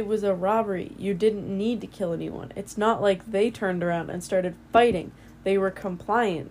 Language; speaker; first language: English; native; English